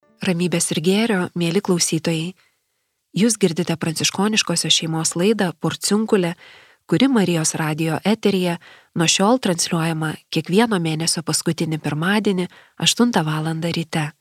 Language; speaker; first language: Lithuanian; native; Lithuanian